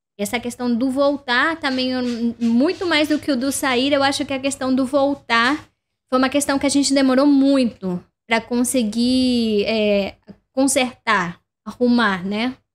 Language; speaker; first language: Portuguese; non-native, fluent; Spanish